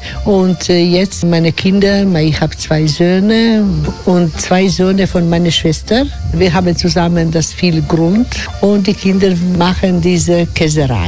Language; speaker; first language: German; non-native, learner; Croatian